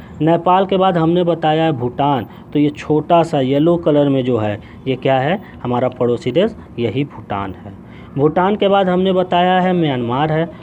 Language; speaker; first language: Hindi; native; Hindi